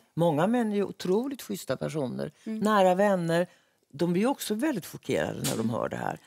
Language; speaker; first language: Swedish; native; Swedish